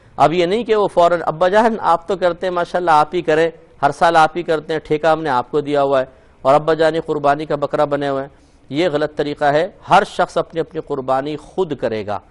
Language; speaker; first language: Urdu; native; Urdu